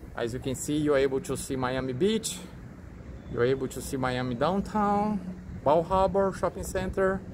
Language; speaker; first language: English; non-native, fluent; Portuguese